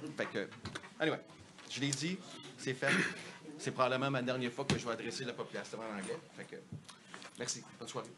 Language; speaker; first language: French; native; French